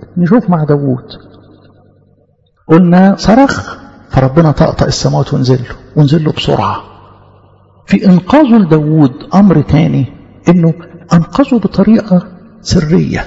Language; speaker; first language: Arabic; native; Arabic